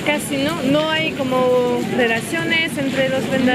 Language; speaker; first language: Spanish; non-native, learner; French